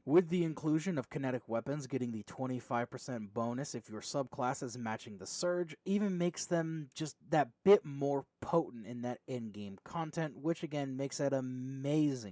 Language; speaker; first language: English; native; English